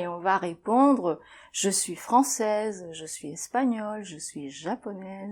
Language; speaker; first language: French; native; French